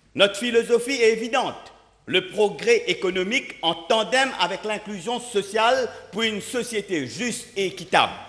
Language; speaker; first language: French; non-native, local second language; Morisyen